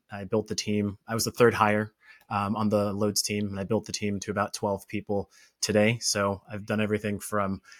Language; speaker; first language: English; native; English